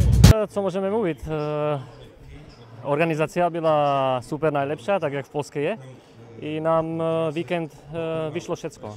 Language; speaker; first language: Polish; non-native, learner; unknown